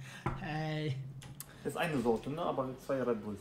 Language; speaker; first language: German; early bilingual, other home language; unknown